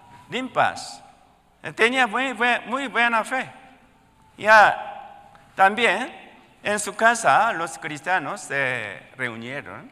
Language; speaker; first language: Spanish; non-native, learner; Korean